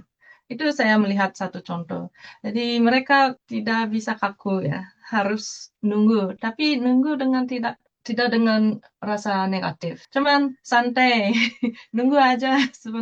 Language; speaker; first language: Indonesian; non-native, fluent; Japanese